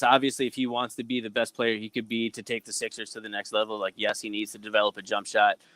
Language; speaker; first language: English; native; English